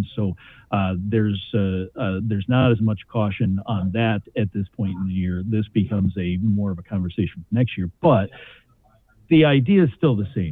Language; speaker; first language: English; native; English